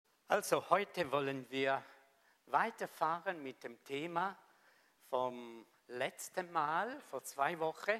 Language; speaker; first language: German; non-native, fluent; Italian